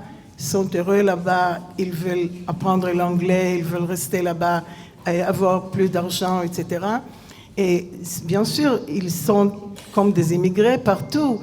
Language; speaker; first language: French; non-native, fluent; Hebrew